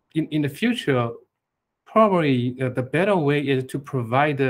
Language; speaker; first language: English; non-native, fluent; Chinese